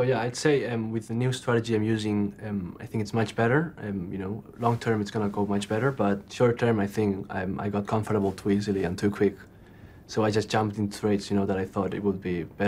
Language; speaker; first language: English; early bilingual, heritage; English